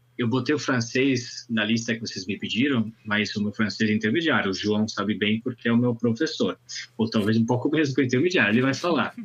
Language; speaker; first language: Portuguese; non-native, fluent; Italian